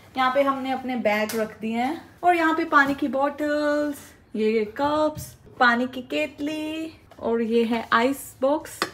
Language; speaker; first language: Hindi; native; Hindi